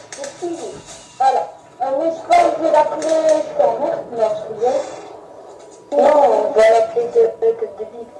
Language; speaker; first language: French; native; French